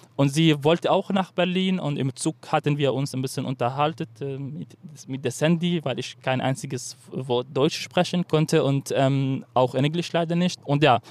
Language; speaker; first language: German; non-native, fluent; Arabic